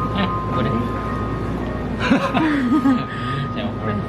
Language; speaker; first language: Japanese; native; Japanese